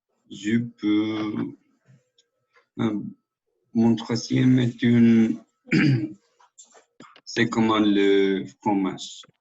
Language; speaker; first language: French; non-native, learner; Spanish